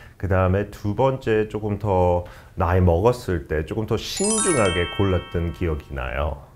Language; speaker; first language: Korean; non-native, fluent; English